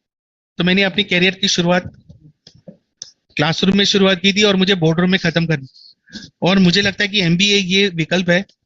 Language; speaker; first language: Hindi; native; Hindi